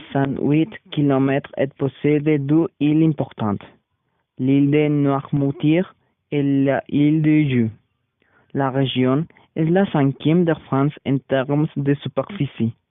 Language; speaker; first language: French; non-native, learner; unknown